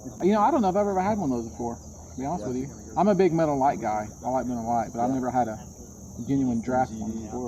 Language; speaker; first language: English; native; English